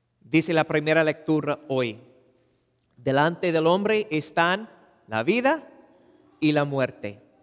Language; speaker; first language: Spanish; non-native, fluent; English